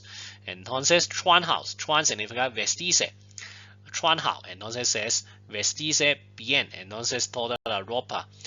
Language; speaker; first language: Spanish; non-native, fluent; Chinese